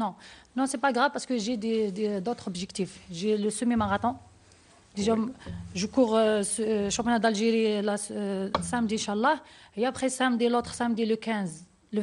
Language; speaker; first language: French; non-native, learner; Arabic